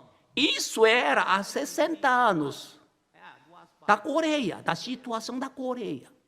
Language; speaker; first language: Portuguese; non-native, learner; Korean